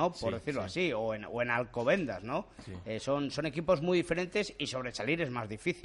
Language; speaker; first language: Spanish; native; Spanish